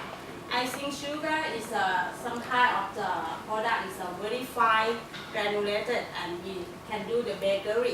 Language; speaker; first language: English; non-native, learner; Thai